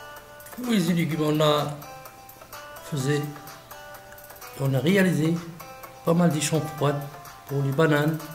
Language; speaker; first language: French; non-native, local second language; Arabic